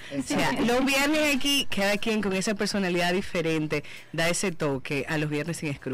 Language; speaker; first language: Spanish; native; Spanish